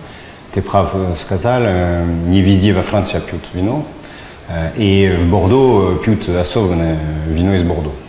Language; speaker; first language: Russian; non-native, fluent; French